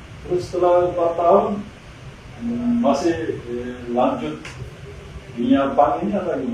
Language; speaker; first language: Indonesian; non-native, fluent; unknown